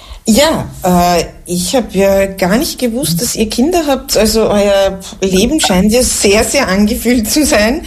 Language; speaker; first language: German; native; German